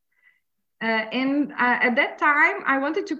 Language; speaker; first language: English; non-native, fluent; Portuguese